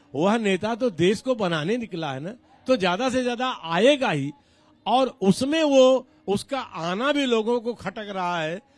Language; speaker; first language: Hindi; native; Hindi